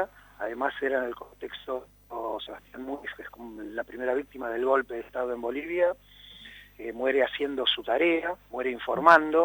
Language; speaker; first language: Spanish; native; Spanish